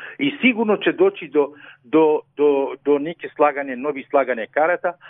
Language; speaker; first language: Serbian; non-native, fluent; Arabic